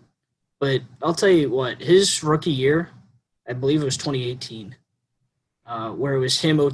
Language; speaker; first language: English; native; English